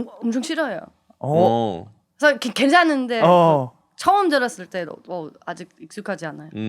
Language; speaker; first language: Korean; early bilingual, heritage; English